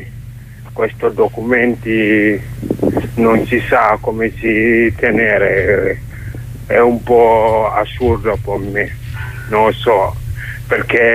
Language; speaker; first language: Italian; non-native, learner; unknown